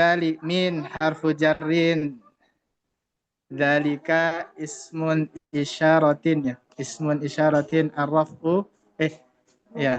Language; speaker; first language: Arabic; non-native, learner; Indonesian